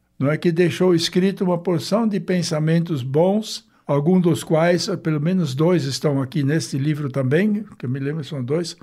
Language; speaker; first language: Portuguese; early bilingual, other home language; German